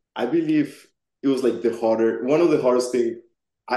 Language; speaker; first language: English; non-native, fluent; Spanish